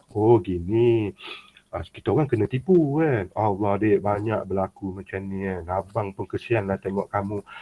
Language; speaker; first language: Malay; native; Malay